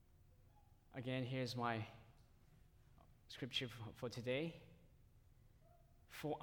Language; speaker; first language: English; non-native, fluent; Tedim Chin